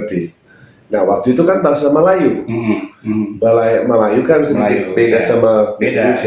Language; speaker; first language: Indonesian; non-native, fluent; English